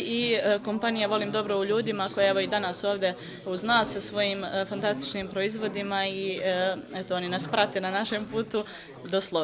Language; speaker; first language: Bosnian; native; Bosnian